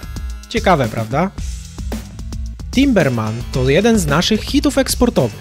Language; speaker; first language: Polish; native; Polish